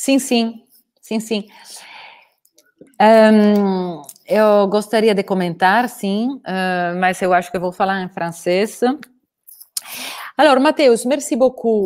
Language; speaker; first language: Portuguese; non-native, learner; Italian